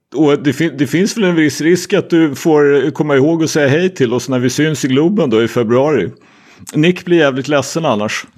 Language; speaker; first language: Swedish; native; Swedish